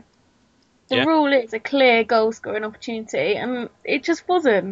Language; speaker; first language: English; native; English